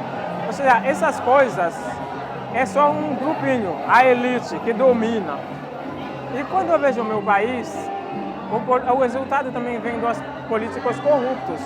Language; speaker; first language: Portuguese; non-native, fluent; Haitian Creole